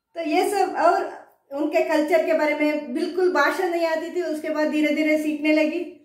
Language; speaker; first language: Hindi; non-native, local second language; Kannada